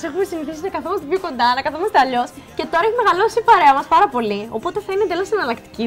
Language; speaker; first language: Greek; native; Greek